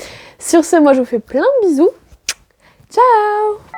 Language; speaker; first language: French; native; French